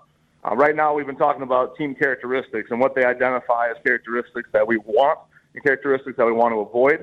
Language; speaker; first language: English; native; English